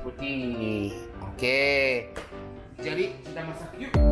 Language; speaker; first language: Indonesian; non-native, fluent; Japanese